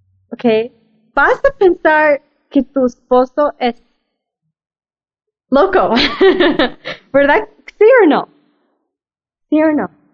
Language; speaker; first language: Spanish; non-native, fluent; English